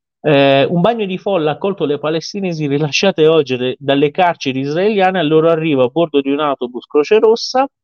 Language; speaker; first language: Italian; non-native, fluent; Persian